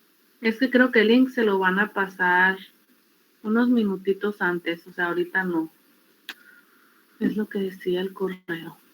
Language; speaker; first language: Spanish; native; Spanish